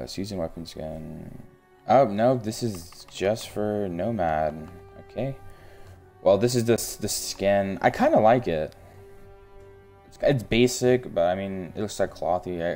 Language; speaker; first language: English; native; English